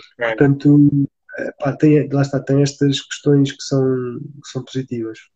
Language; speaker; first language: Portuguese; native; Portuguese